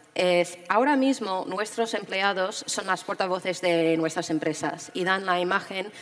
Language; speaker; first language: Spanish; early bilingual, heritage; Spanish